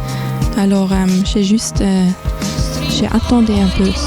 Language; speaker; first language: French; non-native, fluent; German